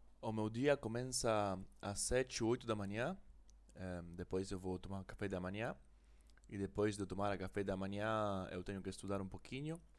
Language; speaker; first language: Portuguese; non-native, learner; Spanish